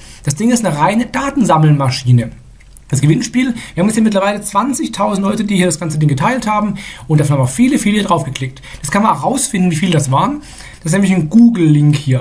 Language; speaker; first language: German; native; German